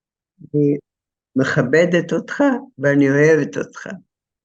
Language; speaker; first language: Hebrew; non-native, fluent; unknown